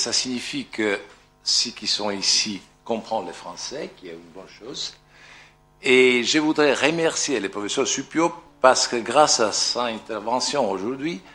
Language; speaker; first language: French; non-native, fluent; Italian